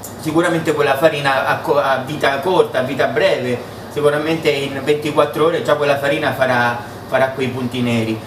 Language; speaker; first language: Italian; early bilingual, heritage; Italian